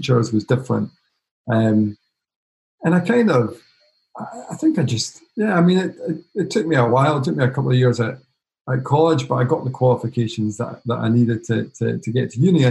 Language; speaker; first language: English; native; English